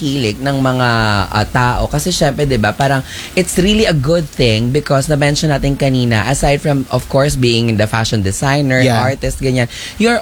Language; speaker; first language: Filipino; native; Filipino